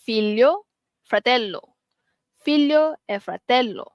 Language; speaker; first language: Italian; non-native, learner; Malay